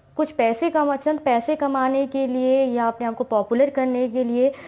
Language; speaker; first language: Hindi; native; Hindi